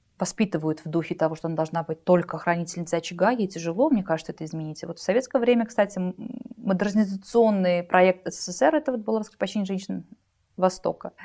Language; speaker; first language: Russian; native; Russian